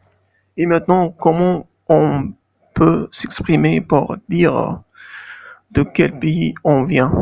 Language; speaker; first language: French; non-native, fluent; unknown